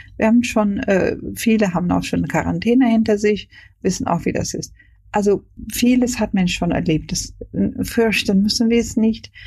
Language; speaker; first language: German; non-native, fluent; Hungarian